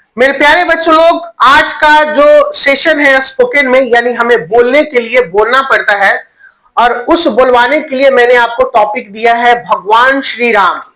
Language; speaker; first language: Hindi; native; Hindi